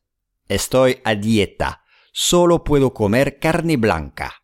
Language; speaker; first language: Spanish; non-native, fluent; English